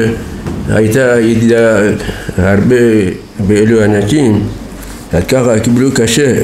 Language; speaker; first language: Hebrew; non-native, fluent; Persian